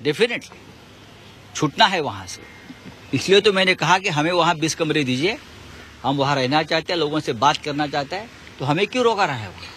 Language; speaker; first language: Hindi; non-native, local second language; Marathi